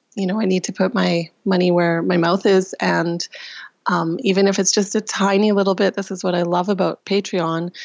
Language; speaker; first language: English; non-native, fluent; Russian